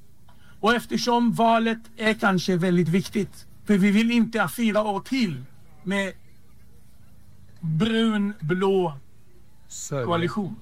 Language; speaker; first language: Swedish; non-native, fluent; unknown